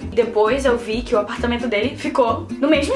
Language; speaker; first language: Portuguese; early bilingual, heritage; Portuguese